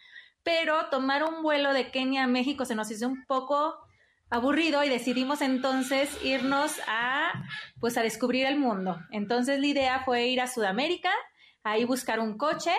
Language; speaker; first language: Spanish; native; Spanish